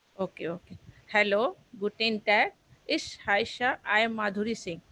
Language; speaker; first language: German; non-native, learner; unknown